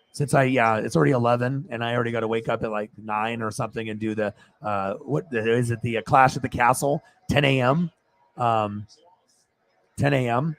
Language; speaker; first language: English; native; English